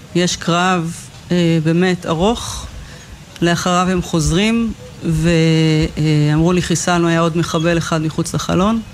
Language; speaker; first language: Hebrew; native; Hebrew